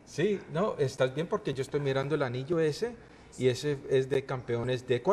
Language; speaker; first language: Spanish; native; Spanish